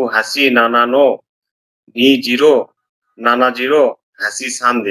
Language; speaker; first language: Japanese; non-native, learner; Bangla